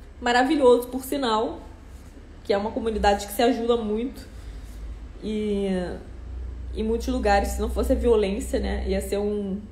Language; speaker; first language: Portuguese; native; Portuguese